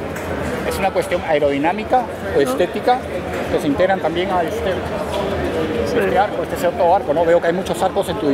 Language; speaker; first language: Spanish; native; Spanish